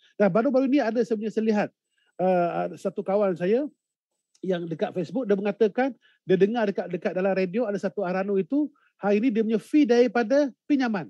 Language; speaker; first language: Malay; native; Malay